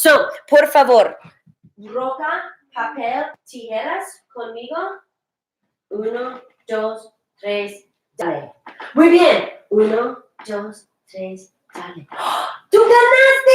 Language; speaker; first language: Spanish; non-native, fluent; English